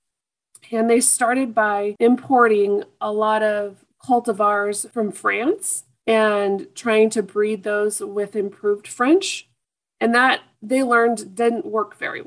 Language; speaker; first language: English; native; English